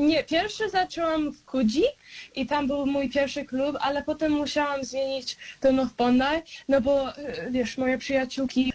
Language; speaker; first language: Polish; early bilingual, heritage; Polish